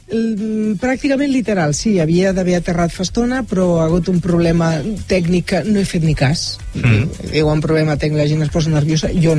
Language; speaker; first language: Catalan; native; Catalan